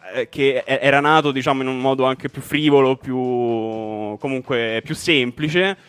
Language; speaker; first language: Italian; native; Italian